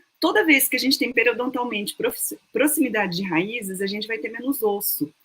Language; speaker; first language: Portuguese; native; Portuguese